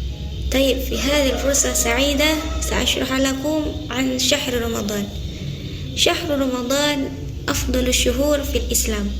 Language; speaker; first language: Arabic; non-native, learner; Indonesian